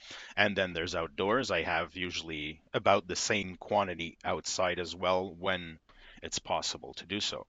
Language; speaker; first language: English; native; English